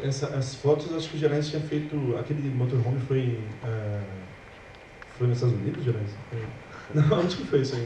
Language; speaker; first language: Portuguese; native; Portuguese